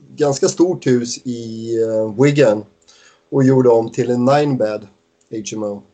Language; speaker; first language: Swedish; native; Swedish